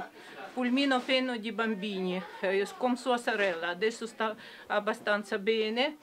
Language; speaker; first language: Italian; non-native, learner; Ukrainian